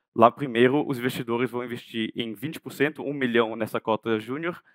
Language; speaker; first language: Portuguese; non-native, fluent; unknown